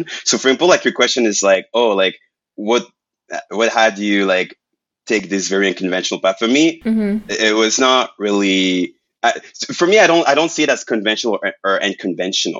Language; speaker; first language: English; non-native, fluent; French